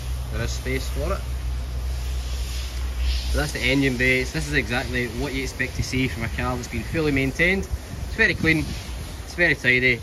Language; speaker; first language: English; native; English